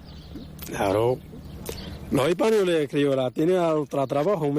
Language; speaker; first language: Spanish; non-native, local second language; Arabic